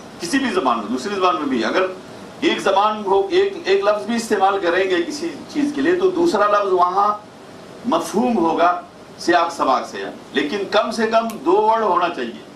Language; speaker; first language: Urdu; native; Urdu